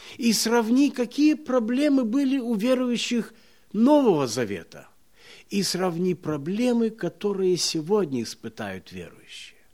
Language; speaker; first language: Russian; non-native, local second language; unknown